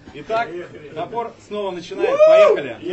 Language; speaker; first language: Russian; native; Russian